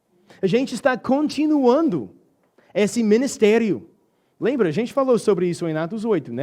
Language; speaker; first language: Portuguese; non-native, fluent; English